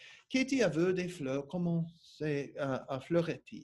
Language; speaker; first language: French; non-native, learner; English